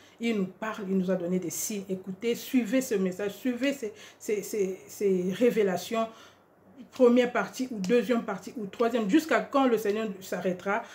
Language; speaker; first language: French; non-native, local second language; Lingala